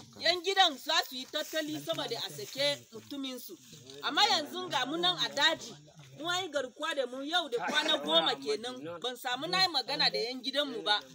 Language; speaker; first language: Hausa; non-native, local second language; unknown